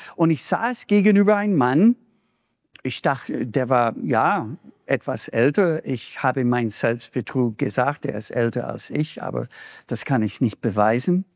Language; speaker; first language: German; non-native, fluent; English